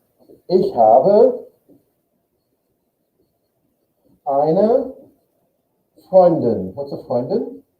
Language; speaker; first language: German; non-native, fluent; English